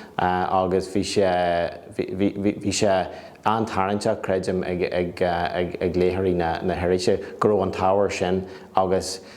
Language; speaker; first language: Irish; native; Irish